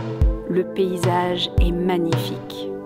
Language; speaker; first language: French; native; French